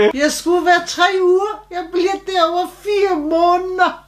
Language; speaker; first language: Danish; non-native, learner; Turkish